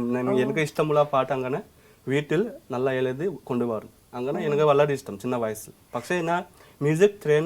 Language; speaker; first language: Malayalam; non-native, learner; Assamese